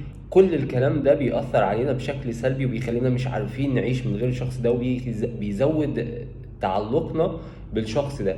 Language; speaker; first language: Arabic; native; Arabic